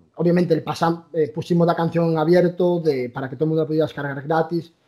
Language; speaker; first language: Spanish; native; Spanish